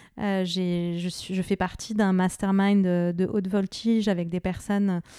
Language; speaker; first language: French; native; French